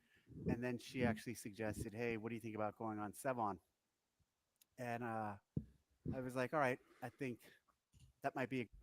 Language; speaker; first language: English; native; English